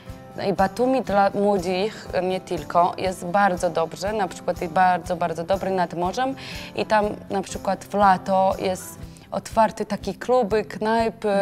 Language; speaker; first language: Polish; non-native, learner; Georgian